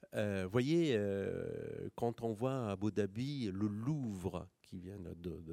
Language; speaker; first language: French; non-native, fluent; Persian